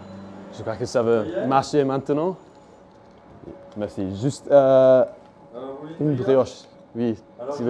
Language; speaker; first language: French; non-native, learner; English